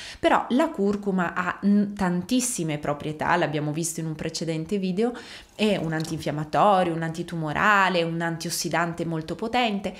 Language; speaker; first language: Italian; native; Italian